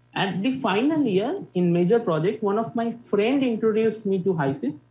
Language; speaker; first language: English; non-native, local second language; Bangla